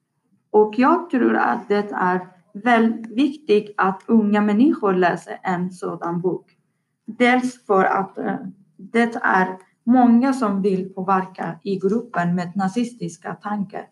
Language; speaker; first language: Swedish; non-native, learner; Persian